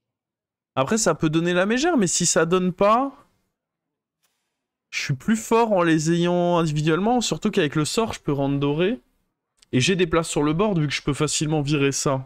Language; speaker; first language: French; native; French